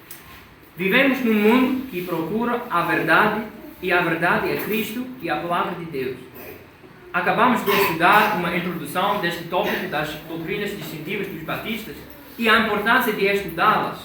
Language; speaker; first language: Portuguese; non-native, fluent; English